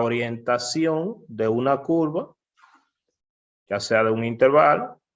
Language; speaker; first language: Spanish; native; Spanish